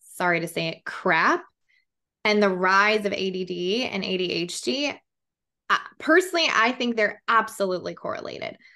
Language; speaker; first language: English; native; English